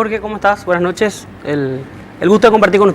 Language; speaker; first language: Spanish; native; Spanish